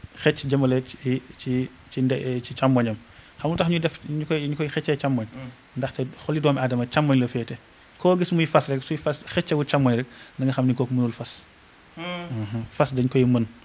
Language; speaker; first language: Wolof; non-native, local second language; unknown